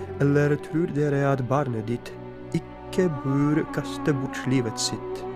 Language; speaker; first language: Norwegian; non-native, fluent; Polish